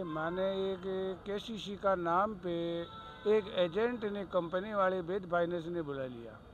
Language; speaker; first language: Hindi; native; Hindi